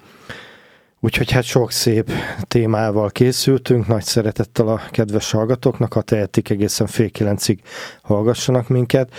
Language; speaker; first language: Hungarian; native; Hungarian